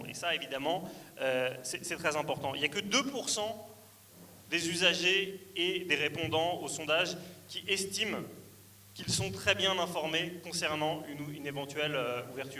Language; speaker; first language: French; native; French